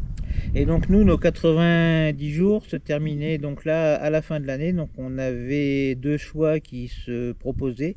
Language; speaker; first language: French; native; French